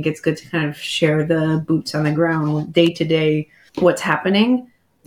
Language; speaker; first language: English; native; English